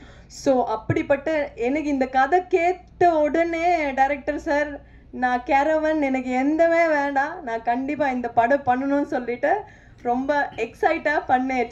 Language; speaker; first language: Tamil; non-native, fluent; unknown